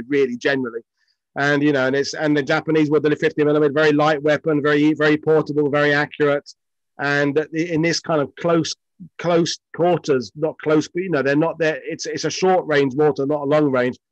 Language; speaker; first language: English; native; English